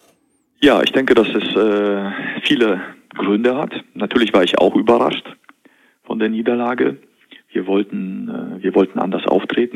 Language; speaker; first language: German; native; German